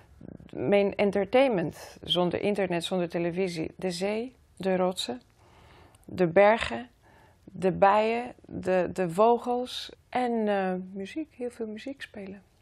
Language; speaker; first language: Dutch; non-native, fluent; Greek